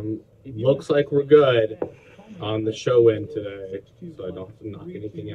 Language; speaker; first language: English; native; English